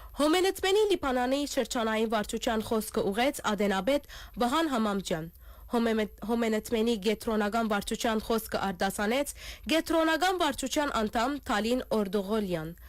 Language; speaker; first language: Armenian; early bilingual, heritage; Armenian